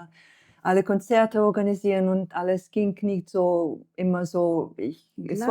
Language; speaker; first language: German; non-native, fluent; Slovenian